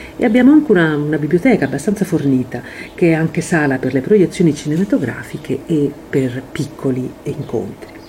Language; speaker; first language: Italian; native; Italian